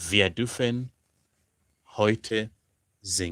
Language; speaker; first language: German; non-native, fluent; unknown